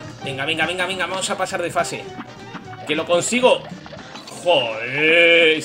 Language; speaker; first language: Spanish; native; Spanish